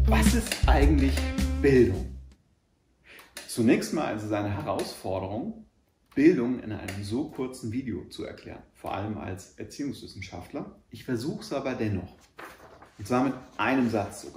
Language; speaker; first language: German; native; German